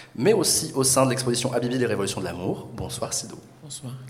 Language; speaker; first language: French; native; French